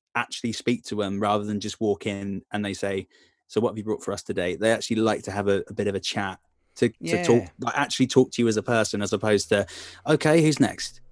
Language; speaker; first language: English; native; English